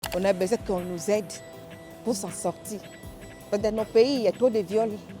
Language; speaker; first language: French; non-native, local second language; Lingala